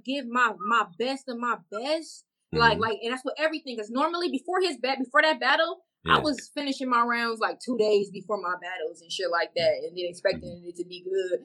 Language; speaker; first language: English; native; English